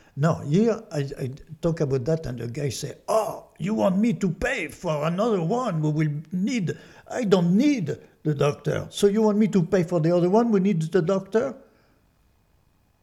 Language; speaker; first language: English; non-native, fluent; French